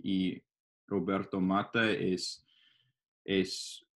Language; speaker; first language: Spanish; non-native, learner; English